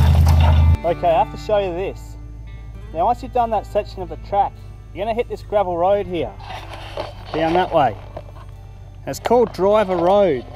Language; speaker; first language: English; native; English